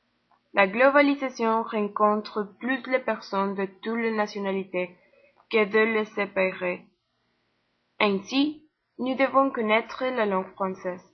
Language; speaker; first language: French; non-native, learner; Spanish